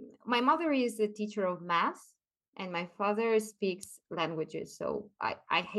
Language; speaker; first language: English; non-native, fluent; Russian